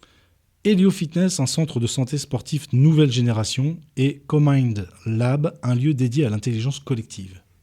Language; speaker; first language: French; native; French